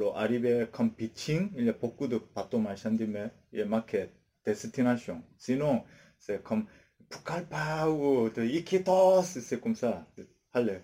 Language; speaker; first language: French; non-native, learner; Korean